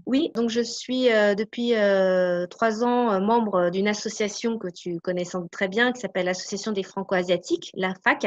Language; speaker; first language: French; native; French